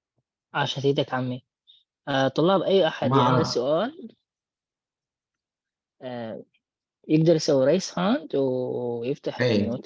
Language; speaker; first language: Arabic; native; Arabic